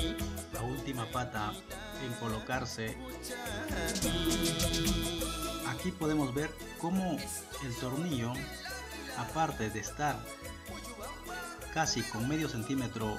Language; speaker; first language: Spanish; native; Spanish